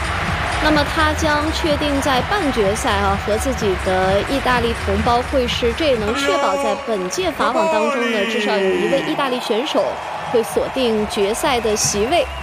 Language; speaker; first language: Chinese; native; Chinese